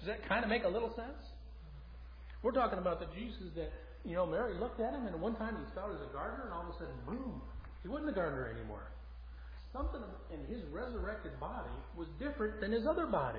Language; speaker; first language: English; native; English